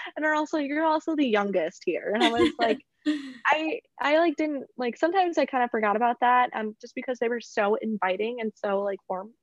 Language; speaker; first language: English; native; English